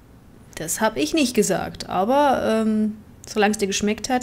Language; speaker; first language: German; native; German